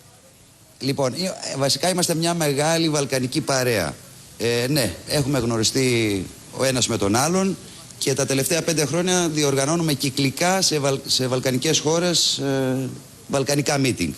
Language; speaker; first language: Greek; native; Greek